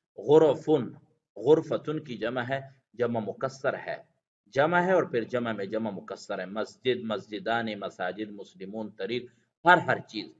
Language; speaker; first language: Urdu; non-native, local second language; Pashto